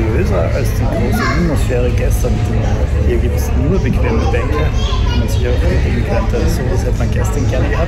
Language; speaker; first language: German; native; German